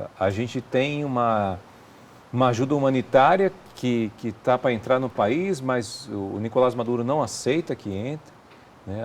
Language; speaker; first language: Portuguese; native; Portuguese